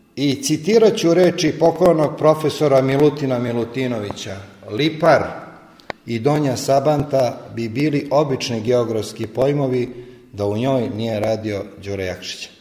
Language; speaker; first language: Serbian; native; Serbian